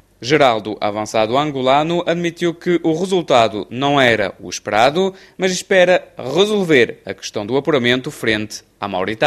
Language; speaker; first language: Portuguese; native; Portuguese